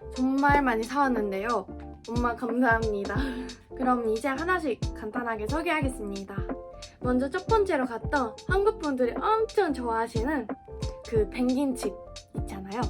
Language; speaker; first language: Korean; non-native, fluent; Japanese